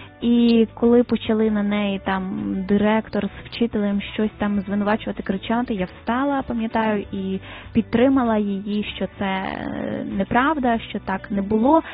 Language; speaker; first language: Ukrainian; native; Ukrainian